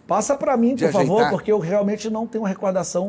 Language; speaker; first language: Portuguese; native; Portuguese